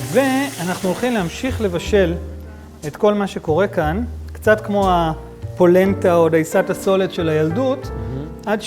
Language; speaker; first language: Hebrew; native; Hebrew